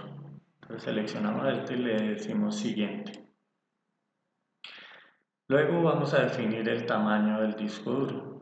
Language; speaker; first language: Spanish; native; Spanish